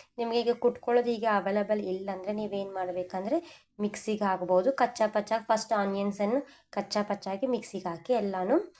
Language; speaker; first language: Kannada; non-native, local second language; Telugu